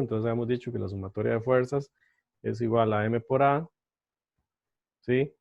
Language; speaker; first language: Spanish; native; Spanish